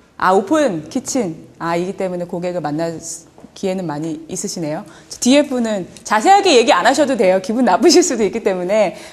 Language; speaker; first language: Korean; early bilingual, heritage; Korean